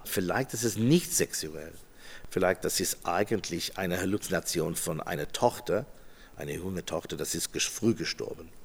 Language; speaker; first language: German; non-native, fluent; English